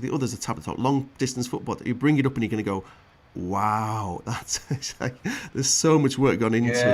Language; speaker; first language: English; native; English